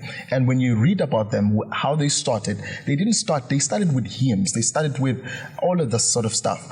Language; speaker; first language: English; non-native, local second language; Zulu